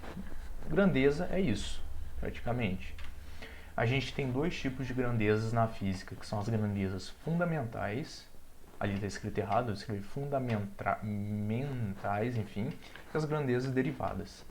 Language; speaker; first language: Portuguese; native; Portuguese